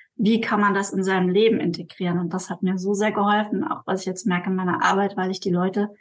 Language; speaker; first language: German; native; German